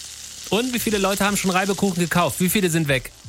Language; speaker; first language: German; native; German